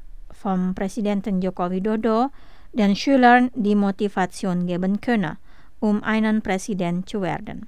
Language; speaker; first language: German; non-native, fluent; Indonesian